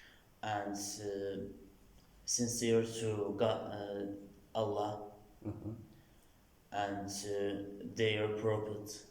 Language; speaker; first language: English; non-native, learner; Turkish